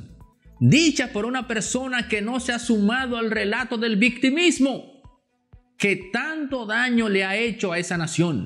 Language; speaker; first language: Spanish; native; Spanish